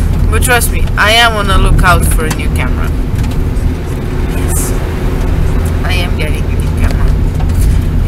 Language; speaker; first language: English; non-native, fluent; Slovenian